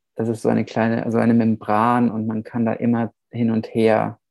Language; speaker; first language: German; native; German